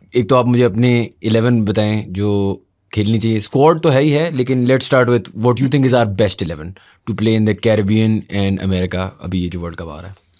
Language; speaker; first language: Urdu; native; Urdu